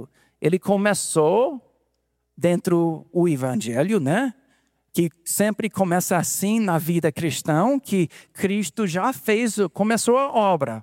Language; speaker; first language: Portuguese; non-native, fluent; English